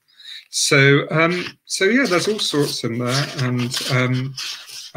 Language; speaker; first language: English; native; English